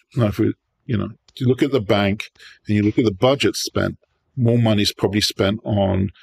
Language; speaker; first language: English; native; English